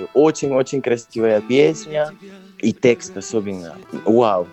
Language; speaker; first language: Russian; non-native, fluent; Spanish